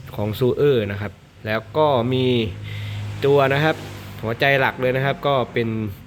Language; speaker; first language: Thai; native; Thai